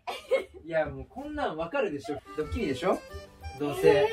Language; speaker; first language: Japanese; native; Japanese